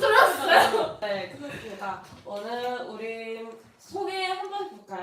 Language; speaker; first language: Korean; non-native, fluent; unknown